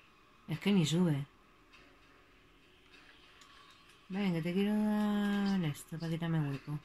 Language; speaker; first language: Spanish; native; Spanish